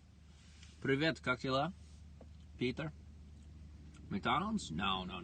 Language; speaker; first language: Russian; non-native, learner; English